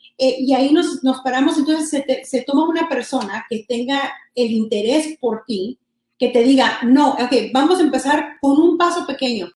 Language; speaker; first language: Spanish; early bilingual, heritage; Spanish